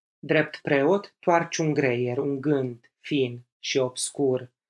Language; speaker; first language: Romanian; native; Romanian